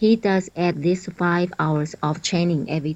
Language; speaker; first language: English; non-native, learner; Chinese